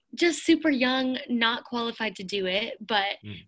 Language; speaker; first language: English; native; English